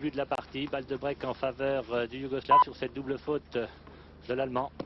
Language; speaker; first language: French; native; French